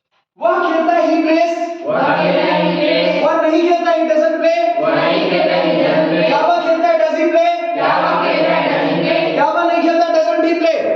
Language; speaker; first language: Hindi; native; Hindi